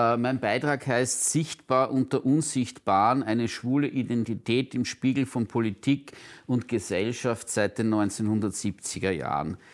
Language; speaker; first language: German; non-native, local second language; Turkish